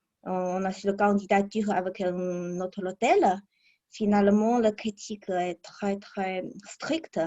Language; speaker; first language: French; non-native, learner; Chinese